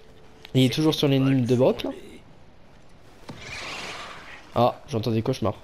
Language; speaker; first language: French; native; French